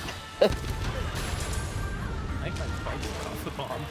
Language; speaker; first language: English; native; English